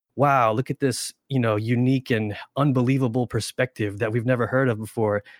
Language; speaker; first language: English; early bilingual, other home language; Spanish